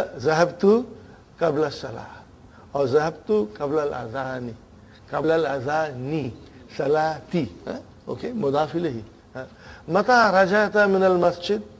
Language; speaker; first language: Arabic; non-native, fluent; Bangla